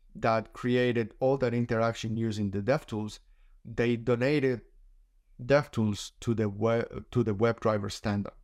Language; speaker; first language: English; non-native, fluent; Spanish